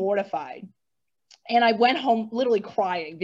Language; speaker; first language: English; native; English